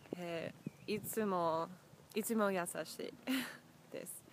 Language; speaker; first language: Japanese; non-native, learner; English